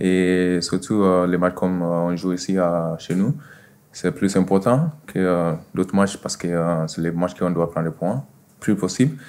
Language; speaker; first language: French; non-native, fluent; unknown